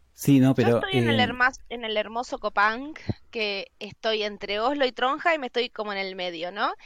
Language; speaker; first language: Spanish; native; Spanish